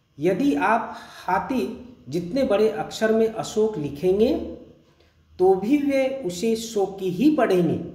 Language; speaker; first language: Hindi; native; Hindi